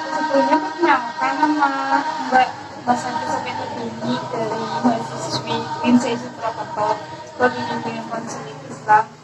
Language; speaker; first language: Indonesian; non-native, local second language; Javanese